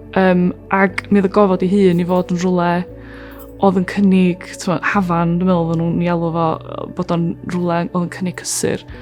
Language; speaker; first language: Welsh; native; Welsh